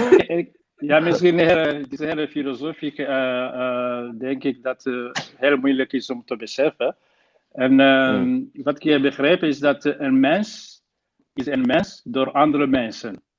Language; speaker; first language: Dutch; non-native, fluent; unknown